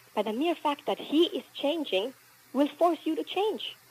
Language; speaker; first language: English; early bilingual, other home language; Spanish